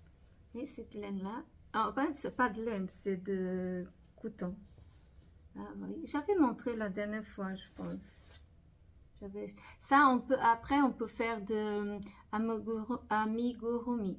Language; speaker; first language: French; non-native, fluent; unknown